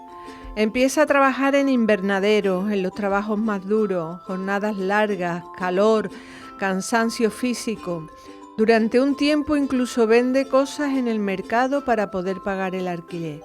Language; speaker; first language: Spanish; native; Spanish